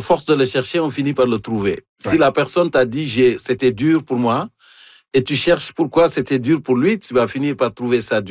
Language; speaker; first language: French; native; French